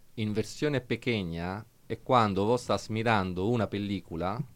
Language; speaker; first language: Spanish; non-native, learner; Italian